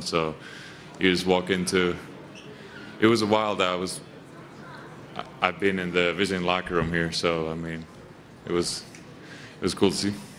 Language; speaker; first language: English; non-native, fluent; Finnish